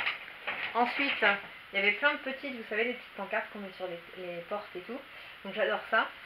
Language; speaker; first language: French; native; French